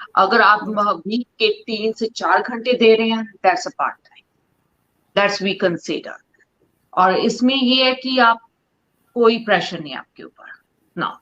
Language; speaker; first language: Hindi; non-native, local second language; Punjabi